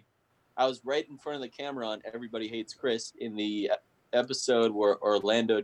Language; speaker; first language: English; native; English